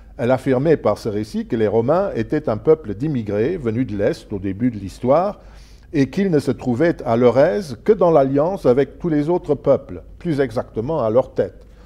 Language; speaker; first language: French; non-native, local second language; Luxembourgish